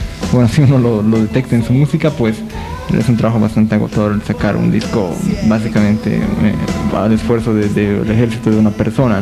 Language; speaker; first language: Spanish; native; Spanish